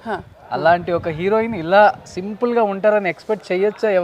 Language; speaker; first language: Telugu; native; Telugu